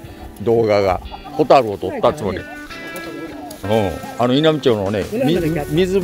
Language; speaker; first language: Japanese; native; Japanese